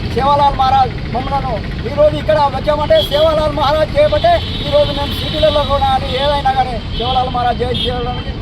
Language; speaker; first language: Telugu; non-native, local second language; Lambadi